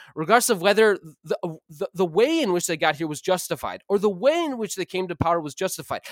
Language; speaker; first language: English; native; English